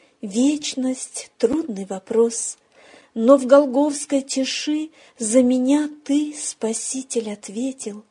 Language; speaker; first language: Russian; native; Russian